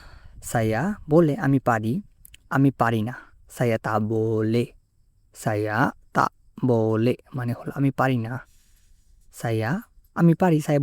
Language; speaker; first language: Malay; non-native, fluent; Bangla